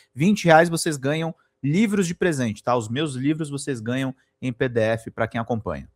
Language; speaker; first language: Portuguese; native; Portuguese